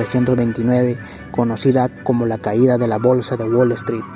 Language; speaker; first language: Spanish; native; Spanish